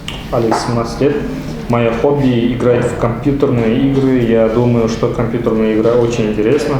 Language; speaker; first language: Russian; non-native, local second language; Kazakh